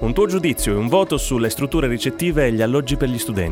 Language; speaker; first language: Italian; native; Italian